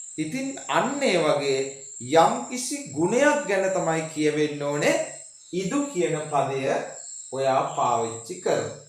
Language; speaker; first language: Sinhala; non-native, local second language; Tamil